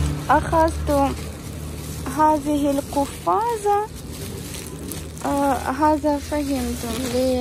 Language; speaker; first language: Arabic; non-native, fluent; Ukrainian